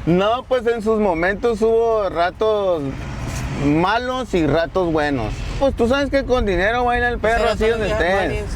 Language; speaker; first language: Spanish; native; Spanish